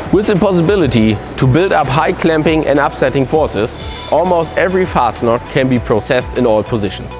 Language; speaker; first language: English; non-native, fluent; German